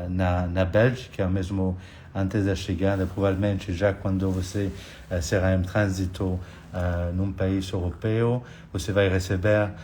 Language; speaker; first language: Portuguese; non-native, fluent; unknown